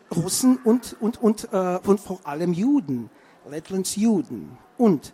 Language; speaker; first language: German; non-native, fluent; Russian